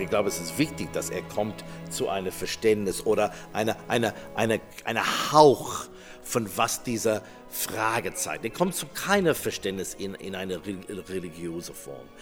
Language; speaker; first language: German; non-native, fluent; English